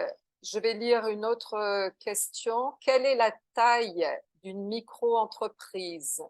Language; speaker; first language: French; non-native, fluent; Portuguese